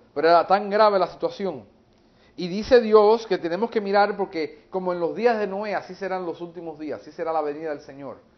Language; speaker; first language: Spanish; early bilingual, heritage; English